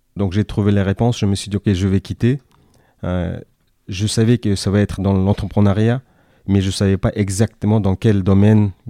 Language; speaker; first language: French; non-native, fluent; Kyrgyz